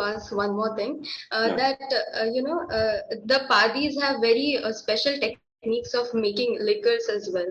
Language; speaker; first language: English; non-native, local second language; Marathi